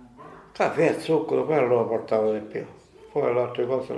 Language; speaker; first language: Italian; non-native, learner; Maltese